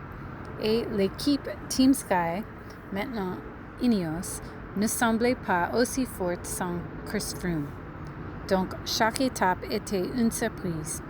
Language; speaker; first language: French; non-native, learner; English